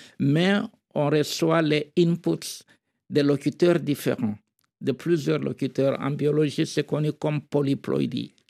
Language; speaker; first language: French; non-native, local second language; Kituba (Democratic Republic of Congo)